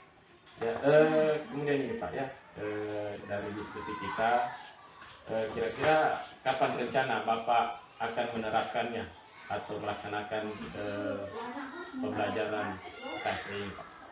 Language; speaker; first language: Indonesian; native; Indonesian